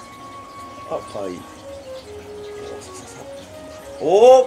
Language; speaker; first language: Japanese; native; Japanese